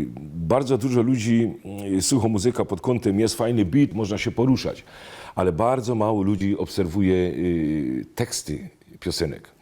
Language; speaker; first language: Polish; native; Polish